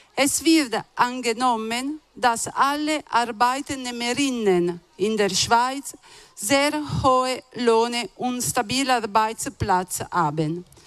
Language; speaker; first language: German; non-native, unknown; Italian